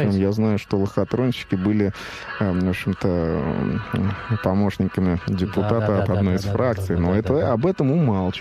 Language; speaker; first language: Russian; native; Russian